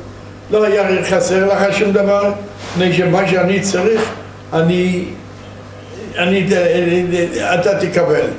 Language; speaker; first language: Hebrew; non-native, fluent; Yiddish